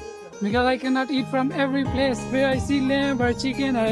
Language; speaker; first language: English; non-native, local second language; Hindi